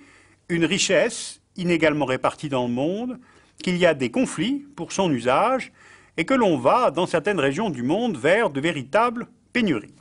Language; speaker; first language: French; native; French